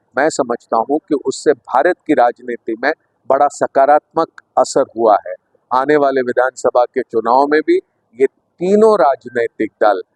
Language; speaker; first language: Hindi; non-native, local second language; Marathi